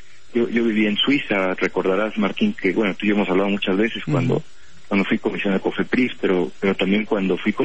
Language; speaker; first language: Spanish; native; Spanish